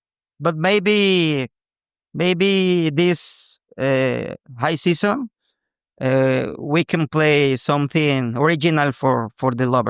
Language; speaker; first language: English; non-native, local second language; Spanish